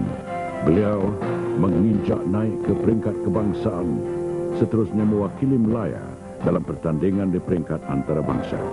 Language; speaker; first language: Malay; native; Malay